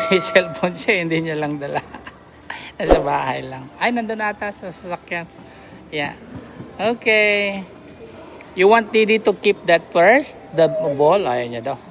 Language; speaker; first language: Filipino; native; Filipino